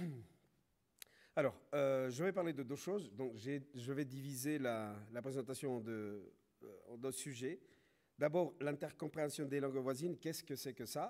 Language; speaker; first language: French; non-native, fluent; Spanish